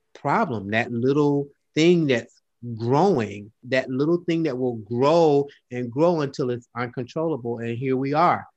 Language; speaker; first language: English; native; English